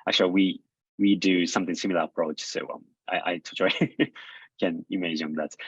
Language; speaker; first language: English; non-native, fluent; Japanese